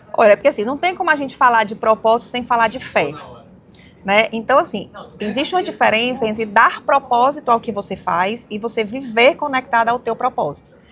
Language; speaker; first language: Portuguese; native; Portuguese